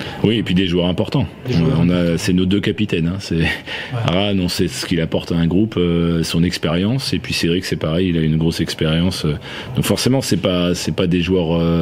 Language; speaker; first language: French; native; French